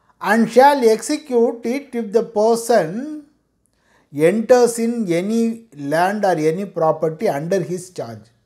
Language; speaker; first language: English; non-native, local second language; Tamil